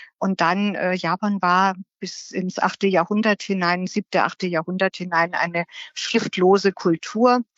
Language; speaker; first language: German; native; German